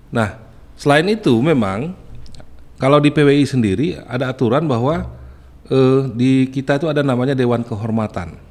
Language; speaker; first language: Indonesian; native; Indonesian